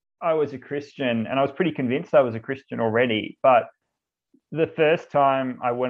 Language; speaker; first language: English; native; English